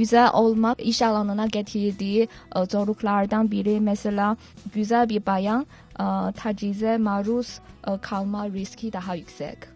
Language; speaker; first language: Turkish; non-native, learner; Chinese